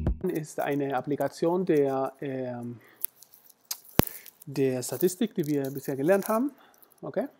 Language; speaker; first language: German; non-native, fluent; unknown